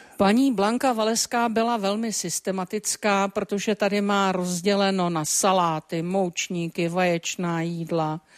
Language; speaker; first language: Czech; native; Czech